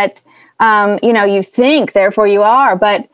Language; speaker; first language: English; native; English